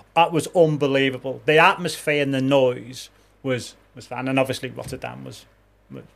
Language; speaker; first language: English; native; English